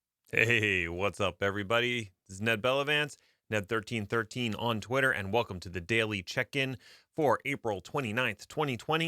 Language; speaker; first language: English; native; English